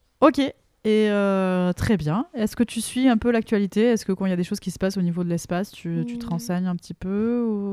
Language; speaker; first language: French; native; French